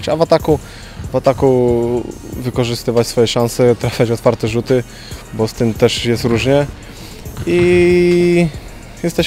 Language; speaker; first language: Polish; native; Polish